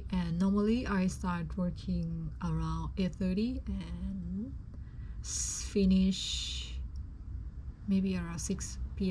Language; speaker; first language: English; non-native, fluent; Lao